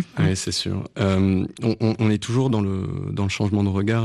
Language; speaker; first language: French; native; French